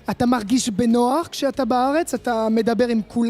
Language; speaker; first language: Hebrew; non-native, fluent; French